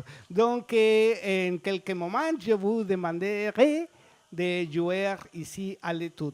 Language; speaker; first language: French; non-native, fluent; Spanish